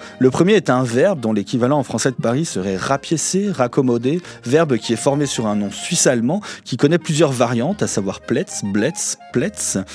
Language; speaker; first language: French; native; French